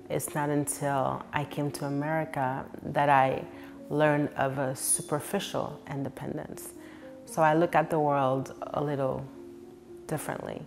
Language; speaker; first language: English; early bilingual, other home language; Haitian Creole